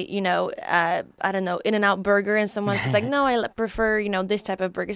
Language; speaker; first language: English; early bilingual, other home language; Polish